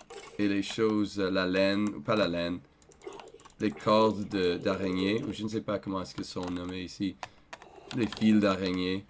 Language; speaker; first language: French; non-native, learner; English